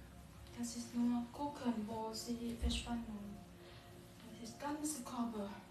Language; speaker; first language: German; non-native, learner; Thai